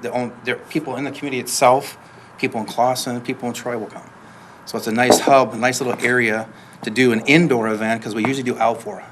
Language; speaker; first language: English; native; English